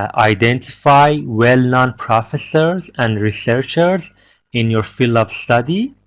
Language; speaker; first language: English; non-native, fluent; Persian